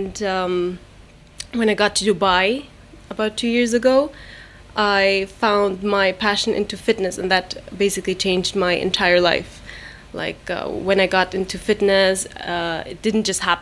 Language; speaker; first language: English; non-native, fluent; German